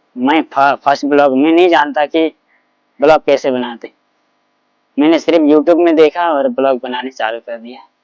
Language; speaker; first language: Hindi; non-native, local second language; Assamese